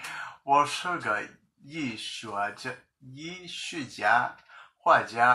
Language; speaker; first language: Chinese; non-native, learner; English